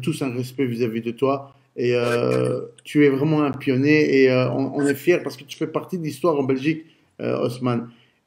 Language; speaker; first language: French; native; French